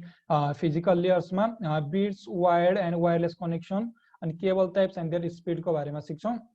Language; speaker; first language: Nepali; native; Nepali